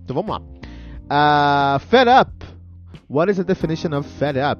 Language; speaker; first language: English; non-native, fluent; Portuguese